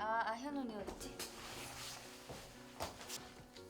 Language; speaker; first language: Korean; non-native, fluent; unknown